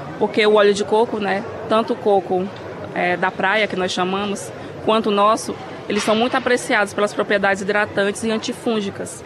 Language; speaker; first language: Portuguese; native; Portuguese